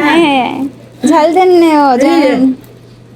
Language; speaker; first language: Korean; non-native, fluent; Bangla